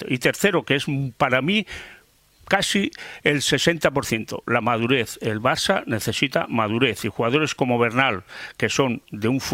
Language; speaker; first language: Spanish; native; Spanish